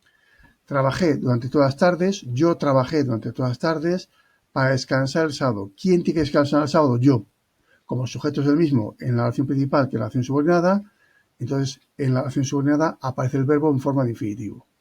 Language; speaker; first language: Spanish; native; Spanish